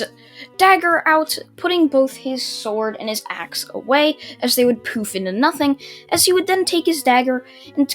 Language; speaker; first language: English; native; English